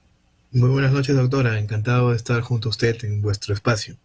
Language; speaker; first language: Spanish; native; Spanish